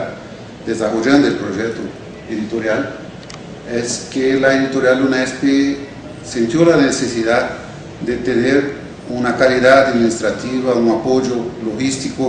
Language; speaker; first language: Spanish; non-native, fluent; Portuguese